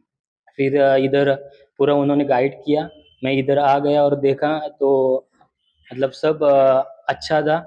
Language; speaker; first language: Hindi; non-native, local second language; Marathi